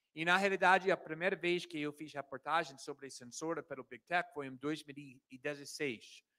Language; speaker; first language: Portuguese; non-native, fluent; English